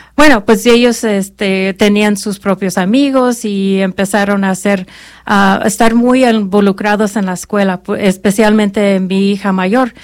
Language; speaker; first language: Spanish; early bilingual, other home language; English